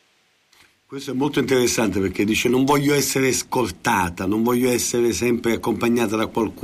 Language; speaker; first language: Italian; native; Italian